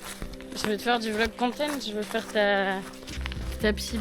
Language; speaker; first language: French; native; French